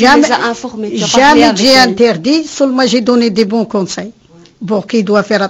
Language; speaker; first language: French; non-native, learner; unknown